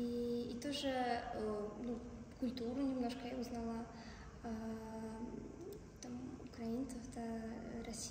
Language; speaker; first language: Russian; non-native, fluent; Polish